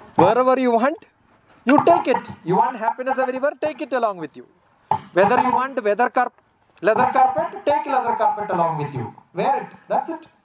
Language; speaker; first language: English; non-native, local second language; Malayalam